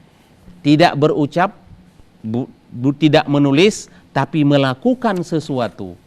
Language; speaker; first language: Indonesian; native; Indonesian